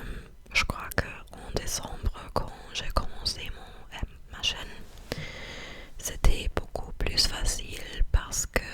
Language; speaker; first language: French; non-native, fluent; English